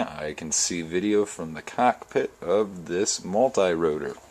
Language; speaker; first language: English; native; English